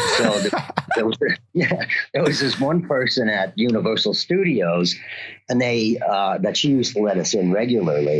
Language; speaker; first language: English; native; English